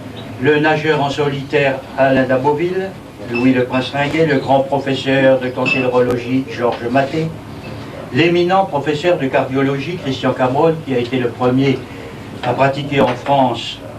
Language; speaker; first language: French; native; French